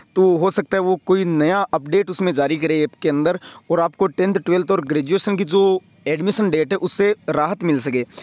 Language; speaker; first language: Hindi; native; Hindi